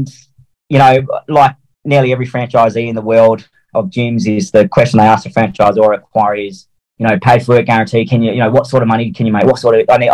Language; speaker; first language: English; native; English